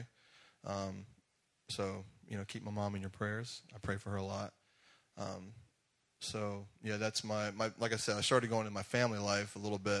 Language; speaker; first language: English; native; English